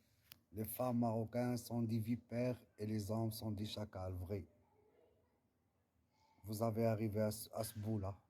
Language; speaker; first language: French; non-native, learner; Arabic